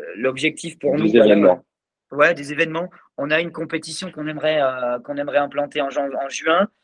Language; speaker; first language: French; native; French